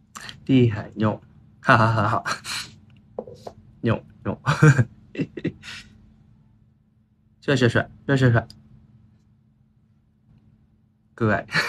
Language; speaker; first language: Chinese; non-native, learner; Japanese